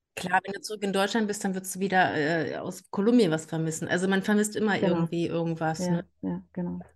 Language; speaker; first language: German; native; German